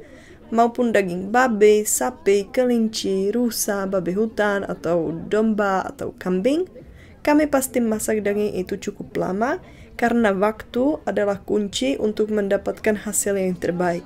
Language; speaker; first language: Indonesian; non-native, fluent; Czech